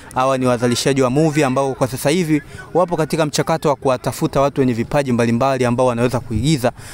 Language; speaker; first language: Swahili; native; Swahili